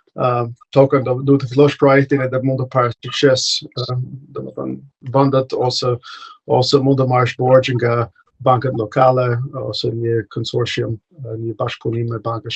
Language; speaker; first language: Albanian; non-native, fluent; English